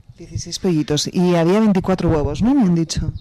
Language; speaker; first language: Spanish; native; Spanish